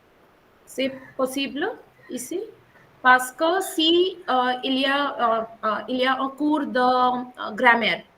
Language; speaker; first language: French; non-native, learner; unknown